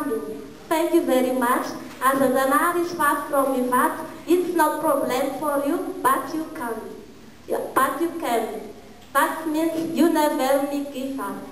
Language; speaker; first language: English; non-native, learner; Malagasy